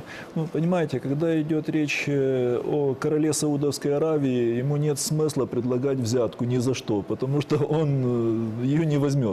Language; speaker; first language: Russian; native; Russian